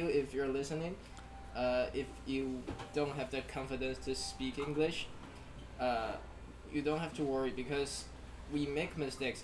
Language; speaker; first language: English; non-native, fluent; Chinese